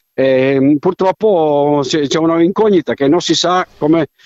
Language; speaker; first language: Italian; non-native, fluent; Macedonian